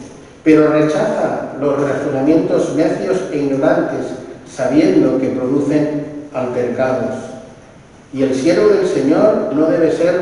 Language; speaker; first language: Spanish; native; Spanish